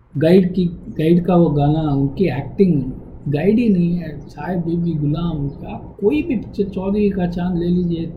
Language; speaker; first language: Hindi; non-native, local second language; Tamil